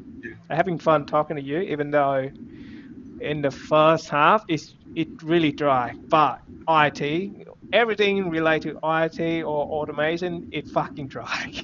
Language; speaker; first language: English; non-native, fluent; Vietnamese